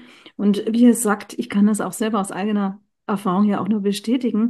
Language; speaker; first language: German; native; German